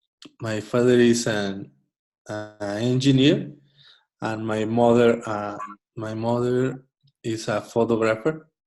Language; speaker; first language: English; non-native, learner; Spanish